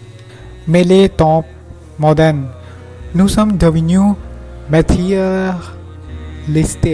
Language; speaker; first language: French; non-native, learner; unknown